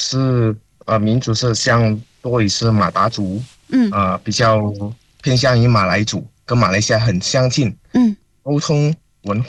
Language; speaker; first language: Chinese; non-native, fluent; Indonesian